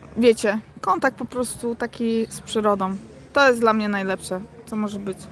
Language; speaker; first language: Polish; native; Polish